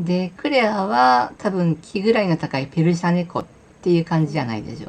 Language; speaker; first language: Japanese; native; Japanese